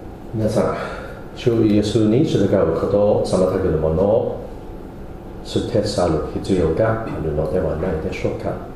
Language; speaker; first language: Japanese; non-native, fluent; English